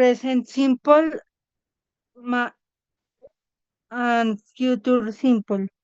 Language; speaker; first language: English; non-native, learner; Spanish